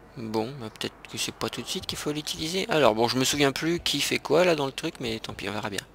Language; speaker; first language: French; native; French